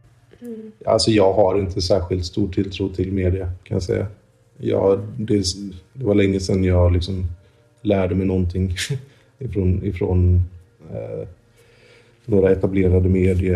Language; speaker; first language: Swedish; native; Swedish